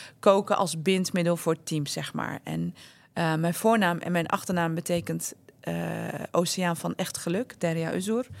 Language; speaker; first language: Dutch; early bilingual, other home language; Turkish